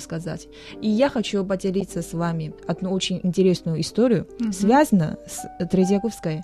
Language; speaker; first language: Russian; non-native, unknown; Chinese